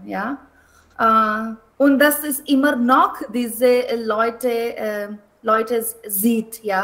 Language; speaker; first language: German; non-native, learner; Hindi